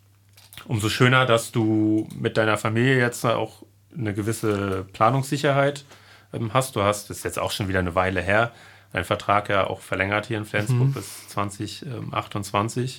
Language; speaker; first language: German; native; German